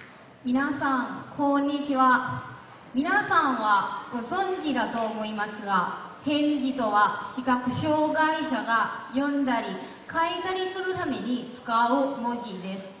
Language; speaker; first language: Japanese; non-native, learner; Lao